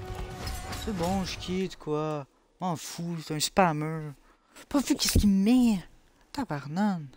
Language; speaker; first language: French; native; French